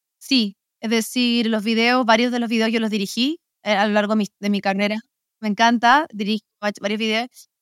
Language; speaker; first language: Spanish; early bilingual, heritage; Spanish